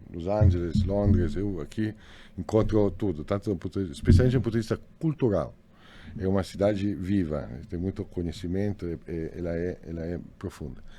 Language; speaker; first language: Portuguese; non-native, fluent; Italian